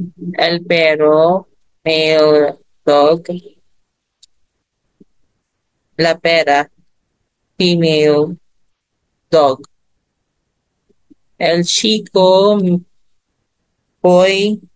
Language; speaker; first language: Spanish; non-native, learner; Filipino